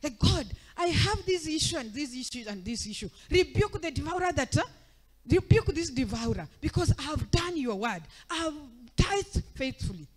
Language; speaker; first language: English; non-native, local second language; Swahili